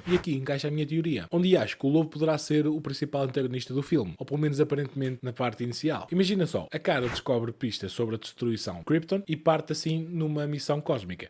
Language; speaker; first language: Portuguese; native; Portuguese